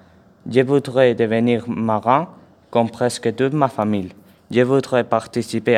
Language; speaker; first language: French; non-native, learner; Spanish